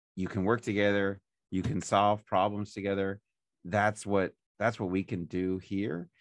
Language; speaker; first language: English; native; English